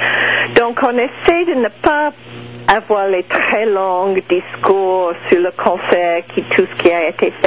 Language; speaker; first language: French; non-native, local second language; English